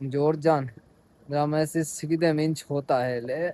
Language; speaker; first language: Armenian; non-native, learner; Hindi